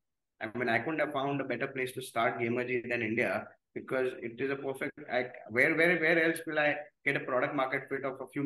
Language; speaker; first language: English; non-native, local second language; Gujarati